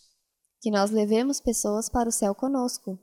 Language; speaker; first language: Portuguese; native; Portuguese